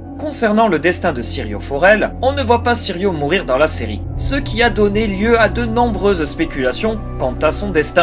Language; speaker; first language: French; native; French